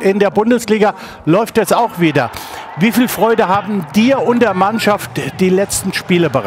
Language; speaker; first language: German; native; German